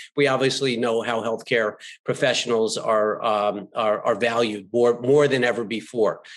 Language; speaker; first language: English; native; English